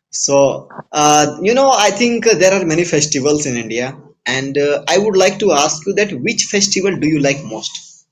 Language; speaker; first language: English; non-native, fluent; Hindi